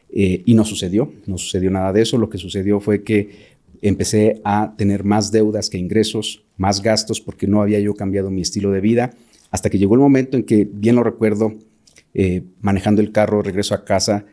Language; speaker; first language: Spanish; native; Spanish